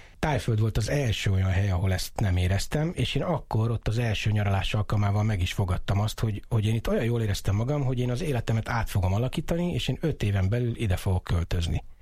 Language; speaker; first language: Hungarian; native; Hungarian